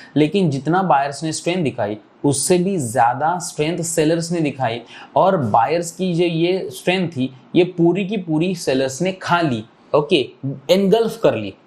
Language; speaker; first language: Hindi; non-native, local second language; Marathi